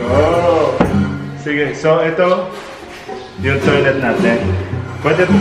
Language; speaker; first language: Filipino; non-native, learner; Arabic